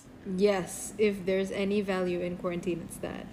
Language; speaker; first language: English; non-native, fluent; Indonesian